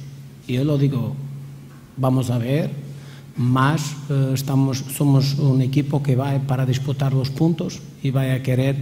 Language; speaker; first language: Spanish; non-native, fluent; Portuguese